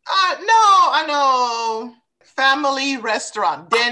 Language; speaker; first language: Japanese; non-native, learner; English